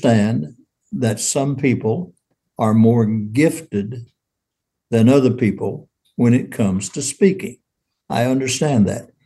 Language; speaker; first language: English; native; English